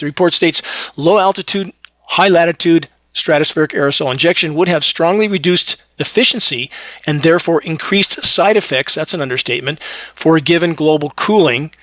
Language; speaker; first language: English; native; English